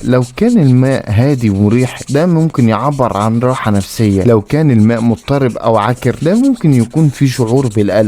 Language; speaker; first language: Arabic; native; Arabic